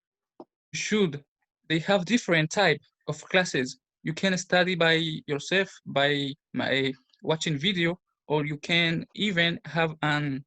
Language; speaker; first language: English; non-native, learner; Spanish